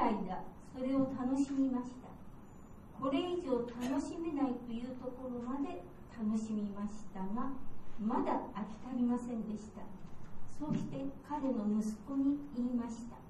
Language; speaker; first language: Japanese; native; Japanese